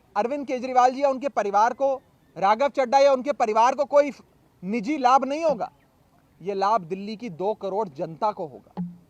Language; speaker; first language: Hindi; native; Hindi